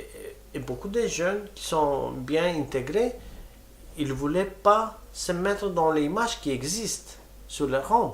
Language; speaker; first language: French; non-native, fluent; Romany